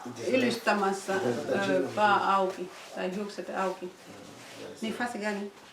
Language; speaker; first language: Finnish; non-native, fluent; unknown